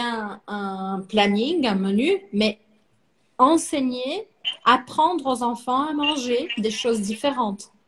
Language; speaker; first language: French; non-native, fluent; Portuguese